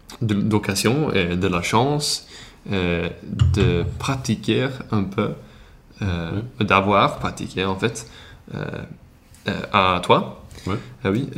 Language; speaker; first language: French; non-native, learner; Swedish